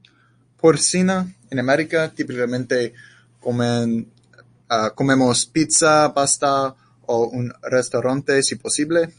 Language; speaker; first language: Spanish; non-native, learner; English